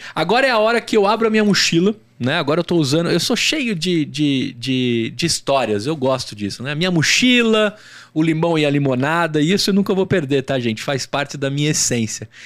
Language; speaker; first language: Portuguese; native; Portuguese